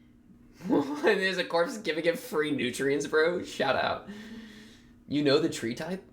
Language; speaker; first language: English; native; English